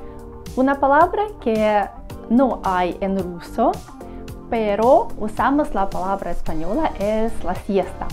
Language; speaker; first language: Spanish; non-native, learner; Russian